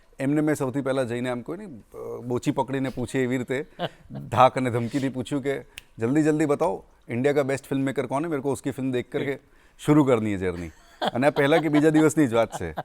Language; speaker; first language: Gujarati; non-native, local second language; Marwari